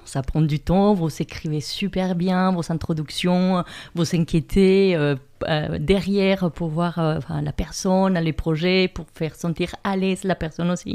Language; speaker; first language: French; non-native, fluent; Spanish